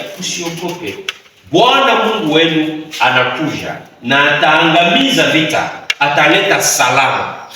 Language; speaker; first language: Swahili; native; Swahili